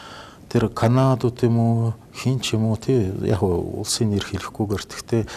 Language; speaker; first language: Mongolian; non-native, fluent; Russian